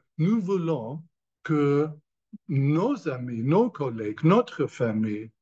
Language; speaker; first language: French; non-native, learner; English